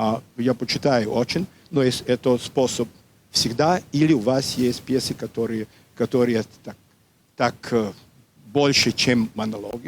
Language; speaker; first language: Russian; non-native, learner; Serbian